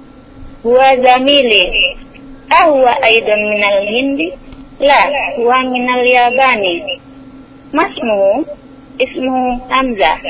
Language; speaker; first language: Arabic; non-native, learner; Indonesian